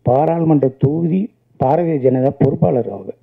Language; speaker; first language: Tamil; native; Tamil